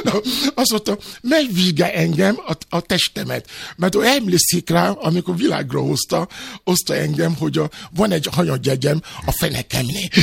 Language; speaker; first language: Hungarian; non-native, learner; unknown